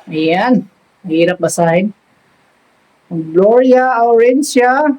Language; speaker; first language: Filipino; non-native, local second language; Cebuano